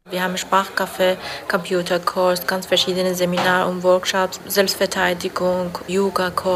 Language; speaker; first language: German; non-native, fluent; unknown